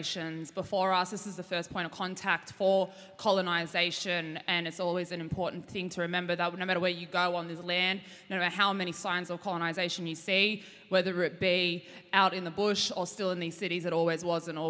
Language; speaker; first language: English; native; English